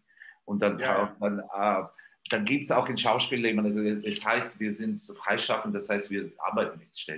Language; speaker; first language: German; non-native, fluent; Georgian